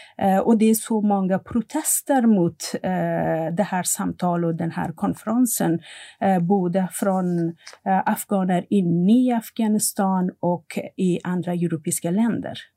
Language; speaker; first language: Swedish; non-native, fluent; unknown